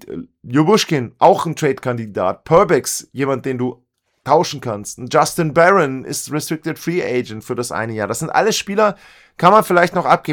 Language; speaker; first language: German; native; German